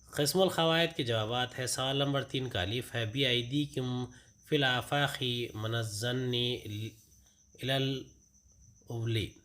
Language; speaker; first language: Urdu; native; Urdu